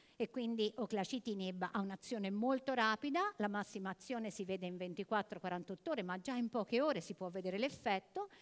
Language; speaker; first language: Italian; native; Italian